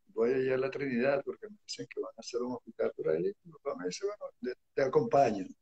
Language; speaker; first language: Spanish; early bilingual, other home language; Hebrew